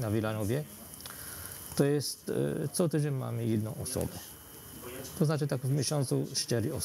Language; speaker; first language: Polish; non-native, fluent; Arabic